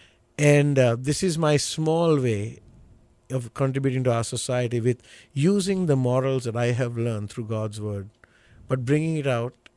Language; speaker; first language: English; non-native, local second language; Sinhala